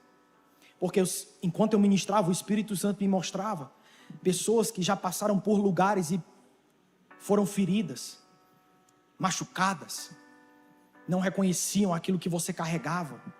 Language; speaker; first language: Portuguese; native; Portuguese